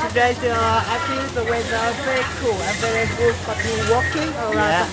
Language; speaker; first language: English; non-native, learner; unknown